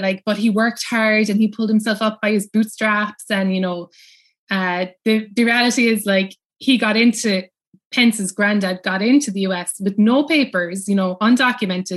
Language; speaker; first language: English; native; English